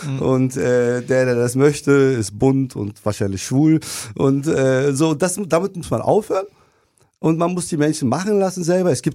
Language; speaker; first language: German; non-native, fluent; Turkish